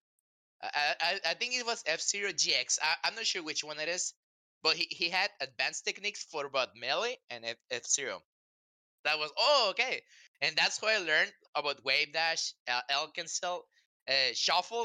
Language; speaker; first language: English; non-native, fluent; Spanish